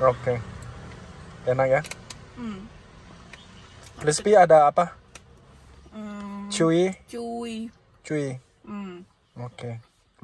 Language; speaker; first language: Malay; non-native, learner; Cantonese